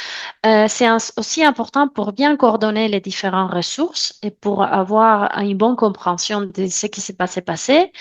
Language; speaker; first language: French; non-native, fluent; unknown